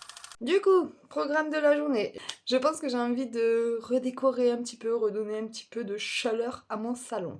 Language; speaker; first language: French; native; French